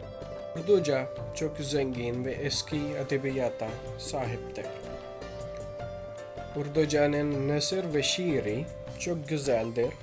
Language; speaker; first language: Turkish; non-native, learner; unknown